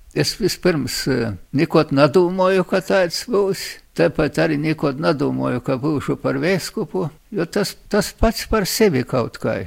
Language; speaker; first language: Latvian; native; Latvian